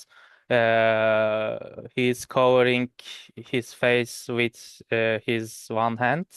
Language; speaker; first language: English; non-native, learner; Turkish